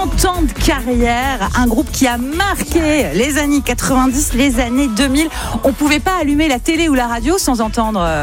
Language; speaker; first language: French; native; French